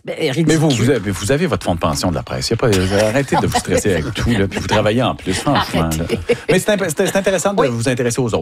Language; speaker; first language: French; native; French